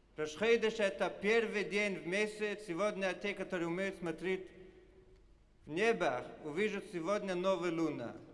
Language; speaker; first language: Russian; non-native, fluent; Italian